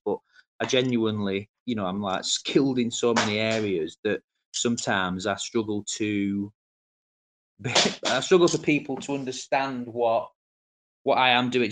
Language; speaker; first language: English; native; English